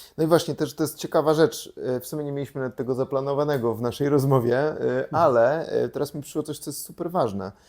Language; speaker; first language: Polish; native; Polish